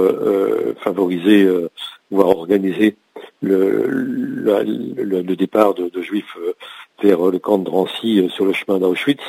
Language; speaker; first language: French; native; French